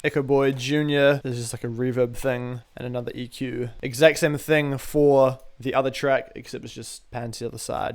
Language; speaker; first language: English; native; English